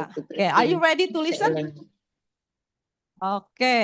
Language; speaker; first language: English; non-native, fluent; Indonesian